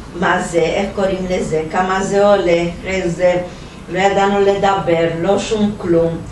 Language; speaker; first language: Hebrew; non-native, fluent; Romanian